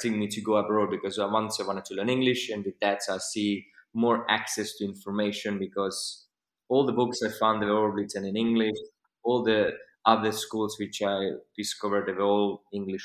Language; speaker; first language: English; non-native, fluent; Slovak